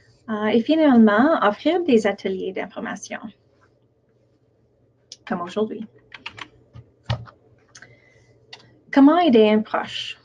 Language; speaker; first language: French; non-native, local second language; English